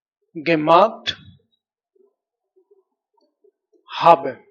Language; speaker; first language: German; non-native, fluent; Hindi